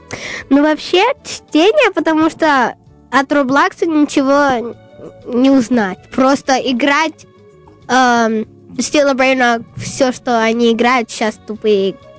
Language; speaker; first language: Russian; early bilingual, heritage; English